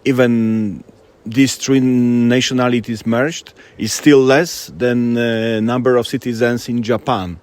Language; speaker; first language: English; non-native, fluent; Polish